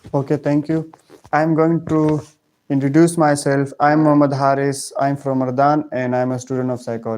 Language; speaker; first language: English; non-native, learner; Pashto